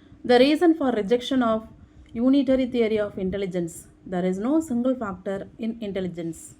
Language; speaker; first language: English; non-native, local second language; Tamil